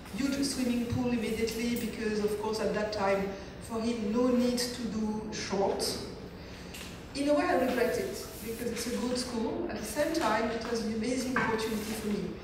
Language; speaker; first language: English; non-native, fluent; French